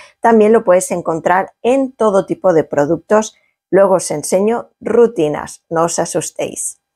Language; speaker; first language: Spanish; native; Spanish